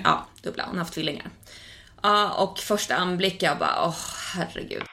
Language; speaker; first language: Swedish; native; Swedish